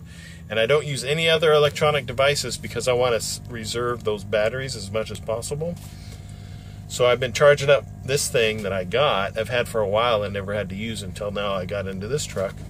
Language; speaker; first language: English; native; English